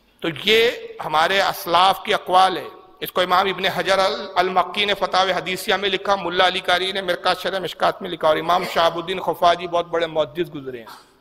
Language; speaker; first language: Urdu; native; Urdu